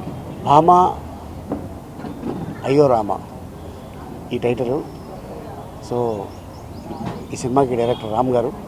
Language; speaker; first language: Telugu; native; Telugu